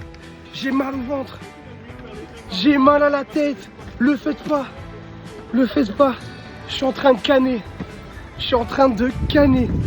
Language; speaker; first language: French; native; French